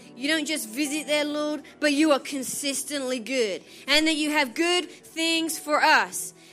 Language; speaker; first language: English; native; English